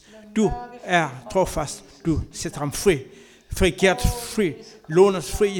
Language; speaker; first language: Danish; non-native, learner; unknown